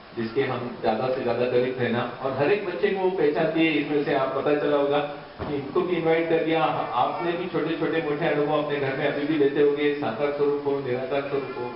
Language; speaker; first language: Hindi; non-native, local second language; Marathi